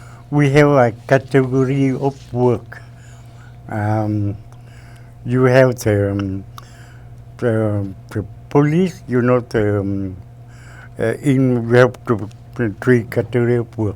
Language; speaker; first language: English; non-native, learner; Vietnamese